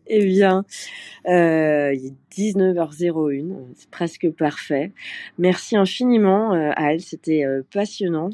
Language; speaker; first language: French; native; French